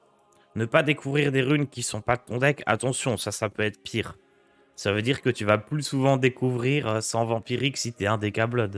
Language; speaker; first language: French; native; French